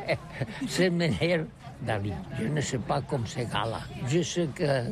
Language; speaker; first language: French; non-native, learner; Catalan